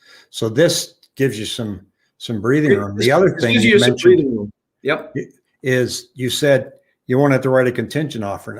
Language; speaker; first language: English; native; English